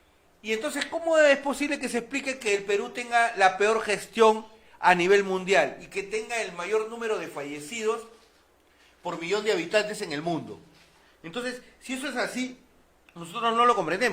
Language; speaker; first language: Spanish; native; Spanish